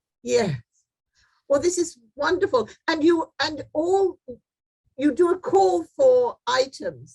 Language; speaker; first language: English; native; English